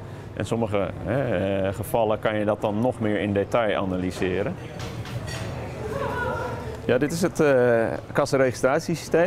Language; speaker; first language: Dutch; native; Dutch